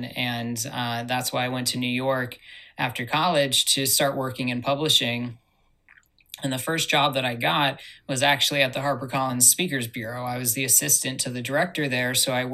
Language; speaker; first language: English; native; English